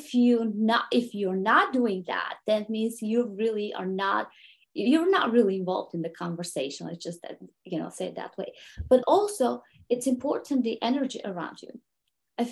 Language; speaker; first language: English; non-native, fluent; Bulgarian